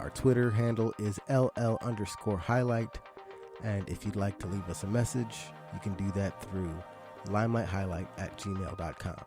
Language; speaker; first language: English; native; English